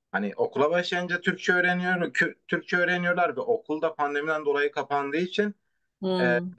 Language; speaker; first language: Turkish; non-native, local second language; Kurdish